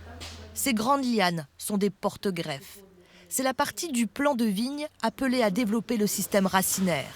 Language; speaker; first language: French; native; French